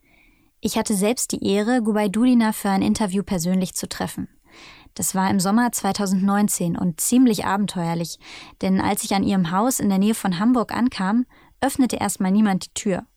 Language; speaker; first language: German; native; German